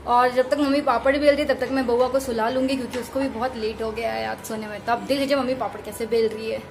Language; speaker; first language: Hindi; native; Hindi